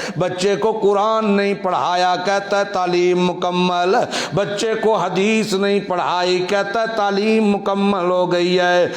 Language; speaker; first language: Urdu; non-native, local second language; Punjabi